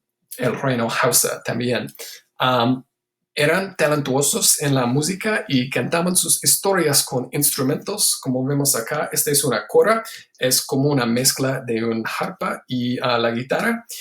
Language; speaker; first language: Spanish; non-native, fluent; English